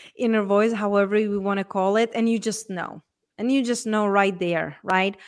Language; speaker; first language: English; non-native, fluent; Czech